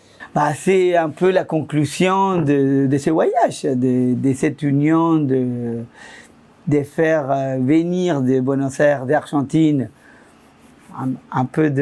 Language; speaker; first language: French; non-native, fluent; Spanish